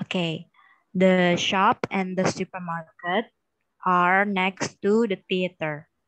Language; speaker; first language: English; non-native, fluent; Indonesian